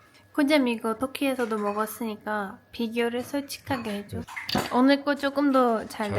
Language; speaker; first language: Korean; non-native, learner; Turkish